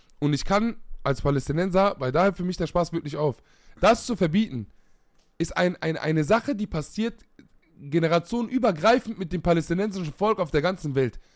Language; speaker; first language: German; early bilingual, other home language; Arabic